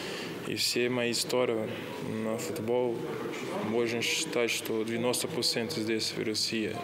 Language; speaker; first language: Russian; non-native, learner; Portuguese